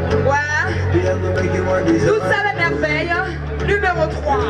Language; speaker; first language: French; non-native, local second language; Rundi